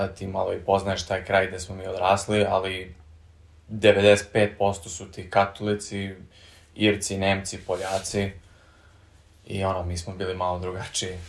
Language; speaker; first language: Serbian; early bilingual, heritage; Serbian